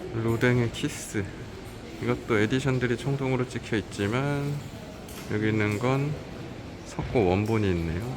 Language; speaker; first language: Korean; native; Korean